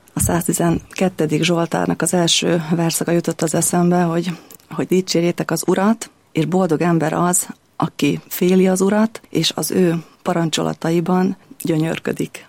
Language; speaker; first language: Hungarian; native; Hungarian